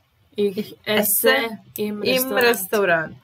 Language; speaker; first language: German; non-native, learner; Serbian